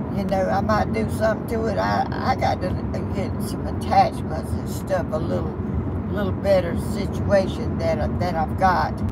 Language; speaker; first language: English; native; English